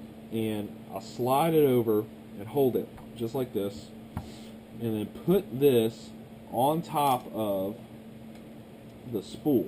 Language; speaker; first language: English; native; English